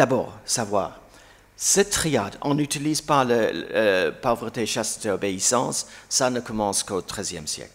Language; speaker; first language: French; non-native, fluent; English